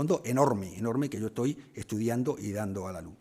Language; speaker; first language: Spanish; native; Spanish